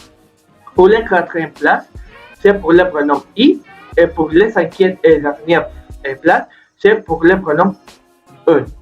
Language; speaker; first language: French; non-native, learner; Spanish